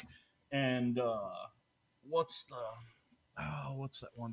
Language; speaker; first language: English; native; English